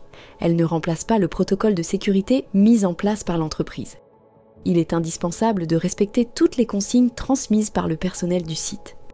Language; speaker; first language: French; native; French